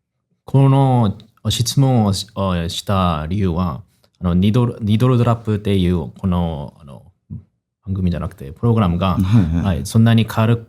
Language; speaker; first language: Japanese; non-native, fluent; Korean